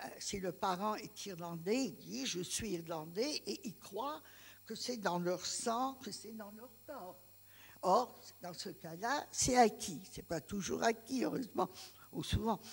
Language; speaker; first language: French; non-native, local second language; Greek